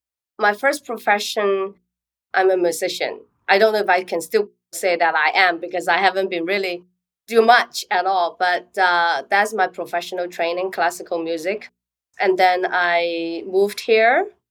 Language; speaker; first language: English; non-native, local second language; Cantonese